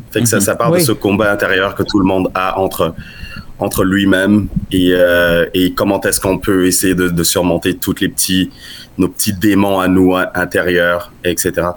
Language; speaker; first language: French; non-native, local second language; Lingala